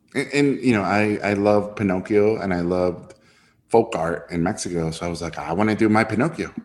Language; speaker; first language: English; non-native, fluent; Spanish